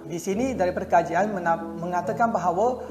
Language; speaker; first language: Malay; non-native, local second language; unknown